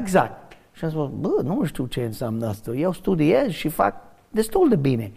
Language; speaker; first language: Romanian; non-native, fluent; English